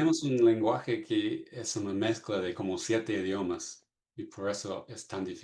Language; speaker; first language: Spanish; non-native, fluent; English